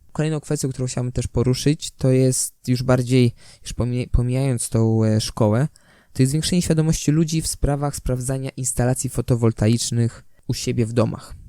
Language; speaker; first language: Polish; native; Polish